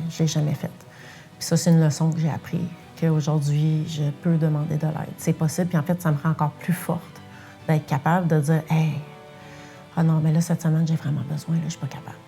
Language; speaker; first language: French; non-native, local second language; English